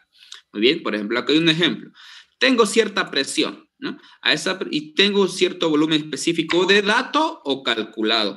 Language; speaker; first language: Spanish; native; Spanish